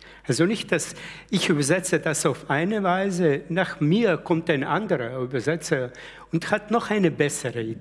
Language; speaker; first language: German; early bilingual, other home language; Slovenian